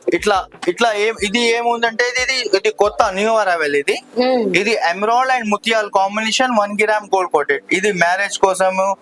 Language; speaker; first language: Telugu; non-native, local second language; Urdu